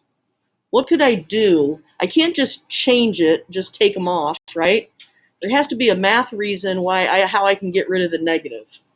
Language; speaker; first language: English; native; English